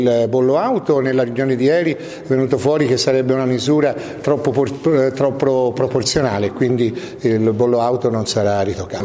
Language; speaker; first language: Italian; native; Italian